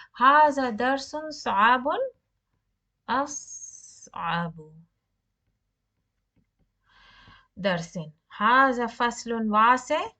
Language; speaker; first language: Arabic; non-native, fluent; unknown